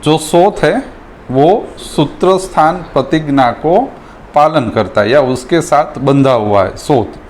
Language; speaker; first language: Hindi; non-native, local second language; Gujarati